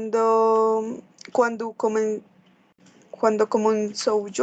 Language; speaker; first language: Portuguese; non-native, learner; Spanish